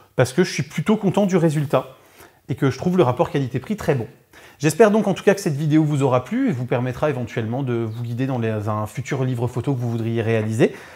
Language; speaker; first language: French; native; French